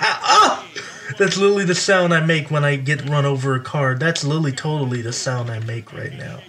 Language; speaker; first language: English; native; English